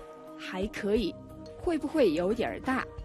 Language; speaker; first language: Chinese; non-native, fluent; Mongolian